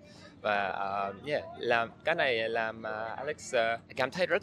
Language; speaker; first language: Vietnamese; non-native, learner; English